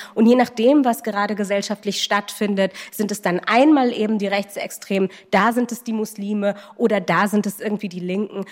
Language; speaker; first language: German; native; German